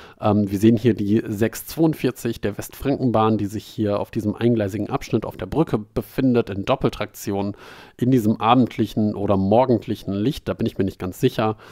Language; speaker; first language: German; native; German